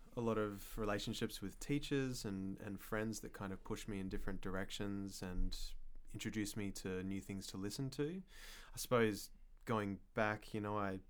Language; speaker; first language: English; native; English